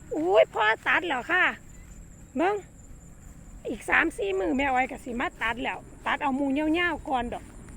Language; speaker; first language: Thai; native; Thai